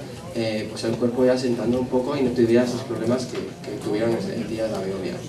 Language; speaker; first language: Spanish; native; Spanish